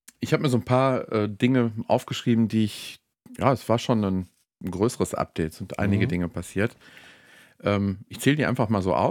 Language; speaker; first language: German; native; German